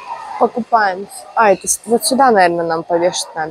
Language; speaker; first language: Russian; native; Russian